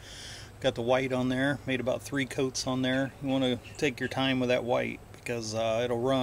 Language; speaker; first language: English; native; English